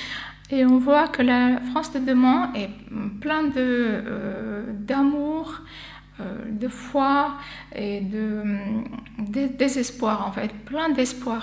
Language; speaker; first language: French; non-native, fluent; Armenian